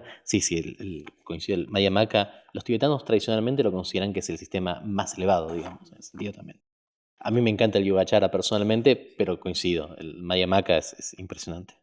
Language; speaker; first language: Spanish; native; Spanish